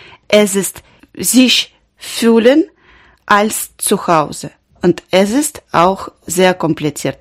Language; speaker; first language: German; non-native, learner; Ukrainian